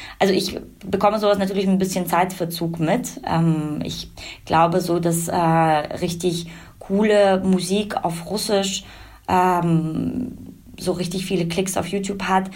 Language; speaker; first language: German; early bilingual, other home language; Russian